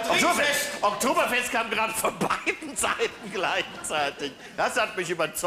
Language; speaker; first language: German; native; German